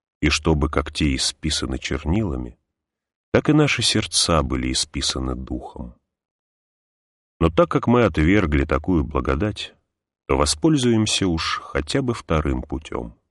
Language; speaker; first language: Russian; native; Russian